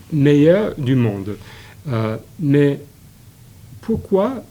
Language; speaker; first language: French; non-native, fluent; English